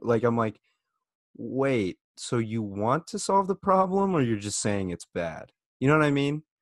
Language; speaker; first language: English; native; English